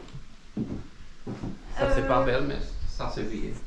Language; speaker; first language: French; non-native, learner; Dutch